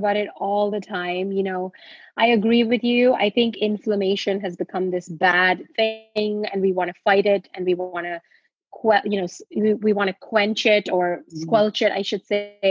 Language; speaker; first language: English; non-native, local second language; Hindi